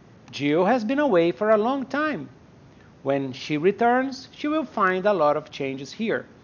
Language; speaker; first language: English; non-native, fluent; Portuguese